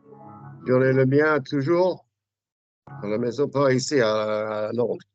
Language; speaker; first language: French; non-native, fluent; English